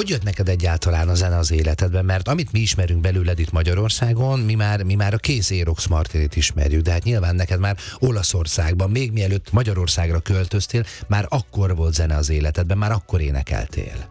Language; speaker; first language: Hungarian; native; Hungarian